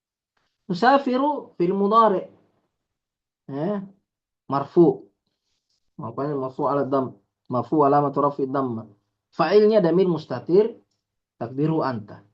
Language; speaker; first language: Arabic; non-native, fluent; Indonesian